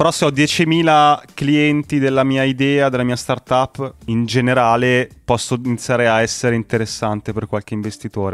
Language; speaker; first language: Italian; native; Italian